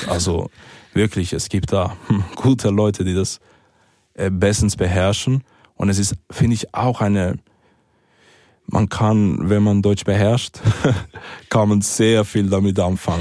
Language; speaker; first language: German; early bilingual, other home language; Spanish